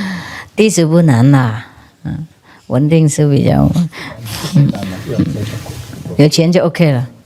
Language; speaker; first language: Chinese; non-native, fluent; Vietnamese